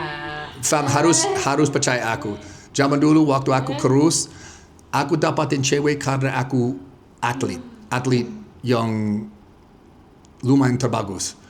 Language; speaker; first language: Indonesian; non-native, fluent; English